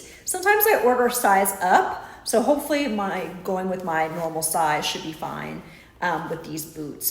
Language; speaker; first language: English; native; English